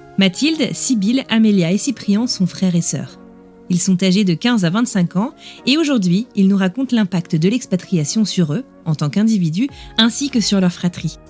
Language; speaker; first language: French; native; French